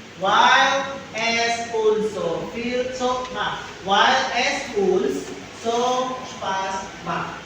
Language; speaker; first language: German; non-native, fluent; Indonesian